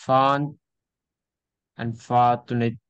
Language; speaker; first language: English; non-native, learner; Vietnamese